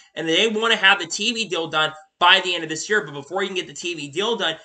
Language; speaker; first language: English; native; English